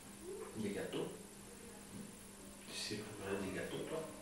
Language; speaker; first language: French; native; French